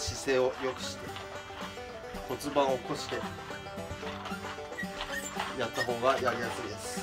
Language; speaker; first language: Japanese; native; Japanese